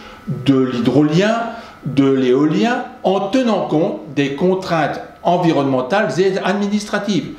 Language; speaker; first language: French; native; French